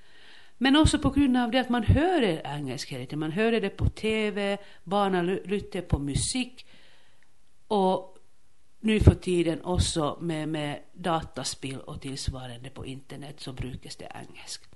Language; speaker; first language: Swedish; non-native, local second language; Finnish